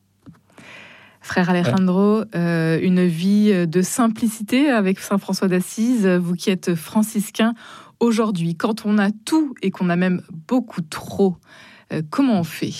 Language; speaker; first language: French; native; French